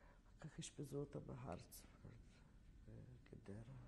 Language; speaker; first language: Hebrew; non-native, fluent; Polish